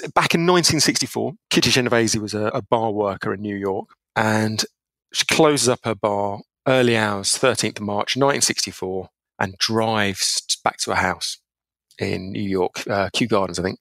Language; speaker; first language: English; native; English